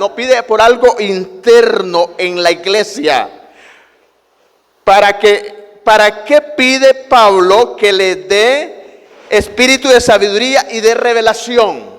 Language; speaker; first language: Spanish; native; Spanish